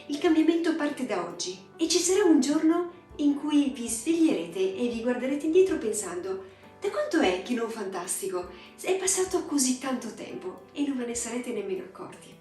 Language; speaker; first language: Italian; native; Italian